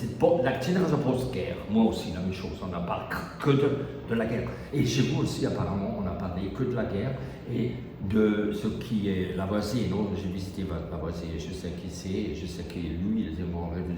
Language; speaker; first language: French; non-native, learner; German